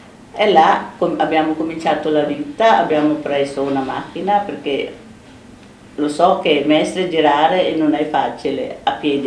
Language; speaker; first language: Italian; non-native, fluent; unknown